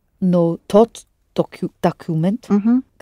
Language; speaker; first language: Russian; non-native, learner; English